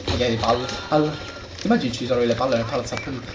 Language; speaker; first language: Italian; native; Italian